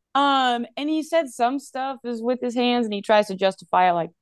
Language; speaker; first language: English; native; English